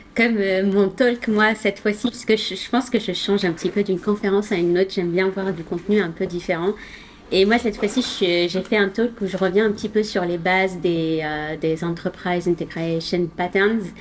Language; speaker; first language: French; non-native, local second language; Arabic